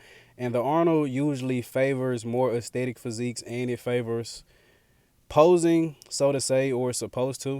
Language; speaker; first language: English; native; English